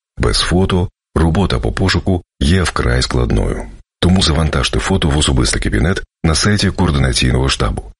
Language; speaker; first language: Ukrainian; native; Ukrainian